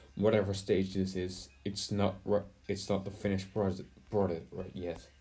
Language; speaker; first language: English; non-native, fluent; Dutch